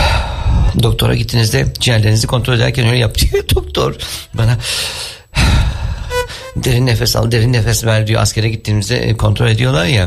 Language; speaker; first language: Turkish; native; Turkish